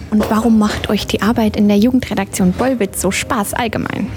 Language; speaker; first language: German; native; German